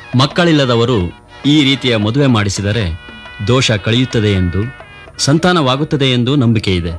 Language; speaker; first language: Kannada; native; Kannada